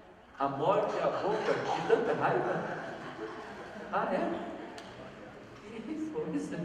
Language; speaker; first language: Portuguese; non-native, fluent; Korean